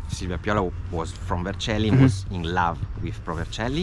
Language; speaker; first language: English; non-native, fluent; Italian